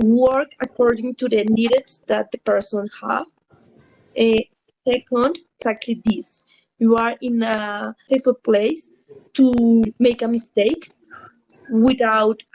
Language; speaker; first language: English; non-native, learner; Spanish